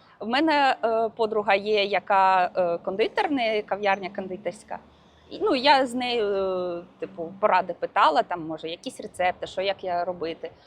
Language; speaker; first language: Ukrainian; non-native, local second language; Russian